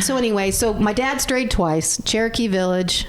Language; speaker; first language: English; native; English